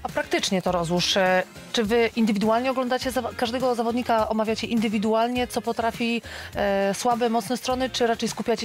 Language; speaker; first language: Polish; native; Polish